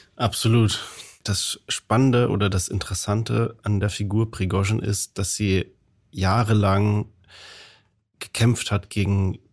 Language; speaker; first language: German; native; German